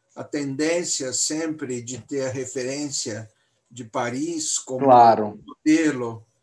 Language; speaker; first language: Portuguese; native; Portuguese